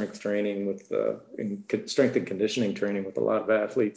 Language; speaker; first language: English; native; English